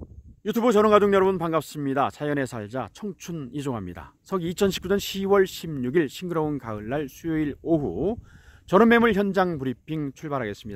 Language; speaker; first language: Korean; native; Korean